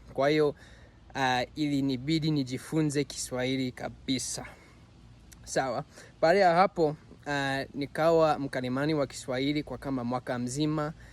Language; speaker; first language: Swahili; non-native, fluent; English